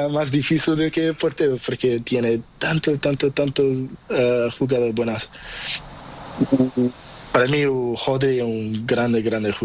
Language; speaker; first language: Spanish; non-native, local second language; Portuguese